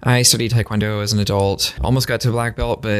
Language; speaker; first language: English; native; English